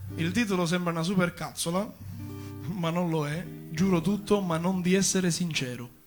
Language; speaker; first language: Italian; non-native, local second language; Sicilian